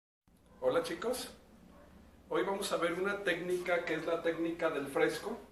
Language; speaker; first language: Spanish; native; Spanish